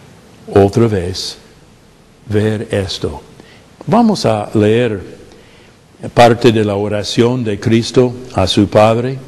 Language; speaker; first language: Spanish; non-native, fluent; English